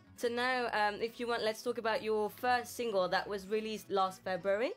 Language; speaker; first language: English; non-native, local second language; Morisyen